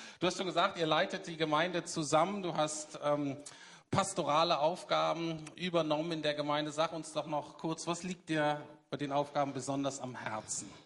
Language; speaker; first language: German; native; German